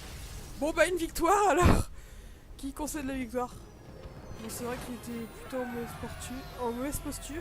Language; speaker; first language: French; native; French